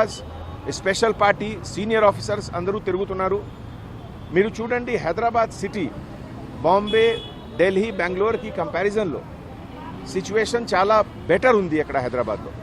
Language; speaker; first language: Telugu; non-native, fluent; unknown